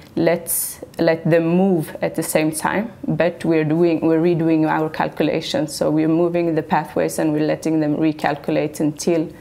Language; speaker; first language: English; non-native, fluent; Swedish